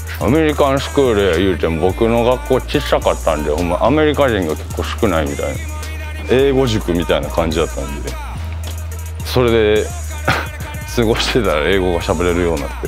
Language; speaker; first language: Japanese; early bilingual, other home language; Korean